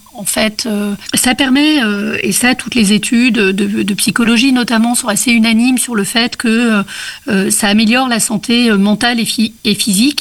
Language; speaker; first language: French; native; French